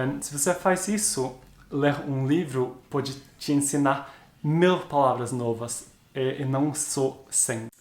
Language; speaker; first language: Portuguese; non-native, fluent; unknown